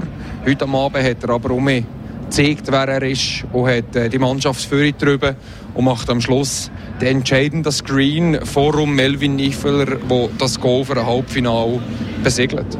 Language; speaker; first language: German; native; German